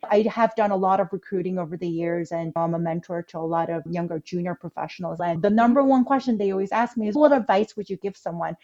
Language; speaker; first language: English; early bilingual, other home language; Korean